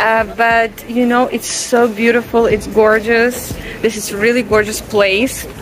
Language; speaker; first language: English; non-native, fluent; Russian